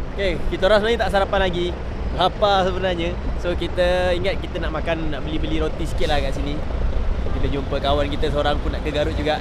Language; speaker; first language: Malay; native; Malay